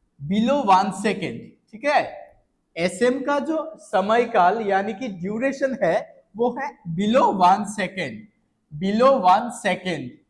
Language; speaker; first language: Hindi; non-native, local second language; Bangla